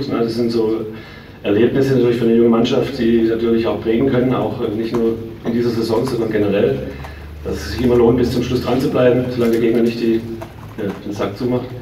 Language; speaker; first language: German; native; German